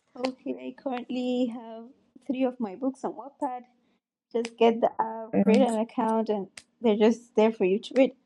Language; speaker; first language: English; non-native, local second language; Hausa